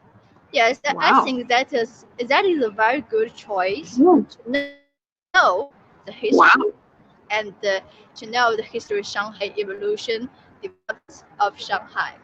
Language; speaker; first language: English; non-native, fluent; Chinese